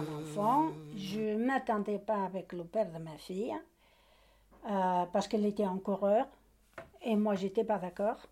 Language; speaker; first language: French; non-native, learner; Portuguese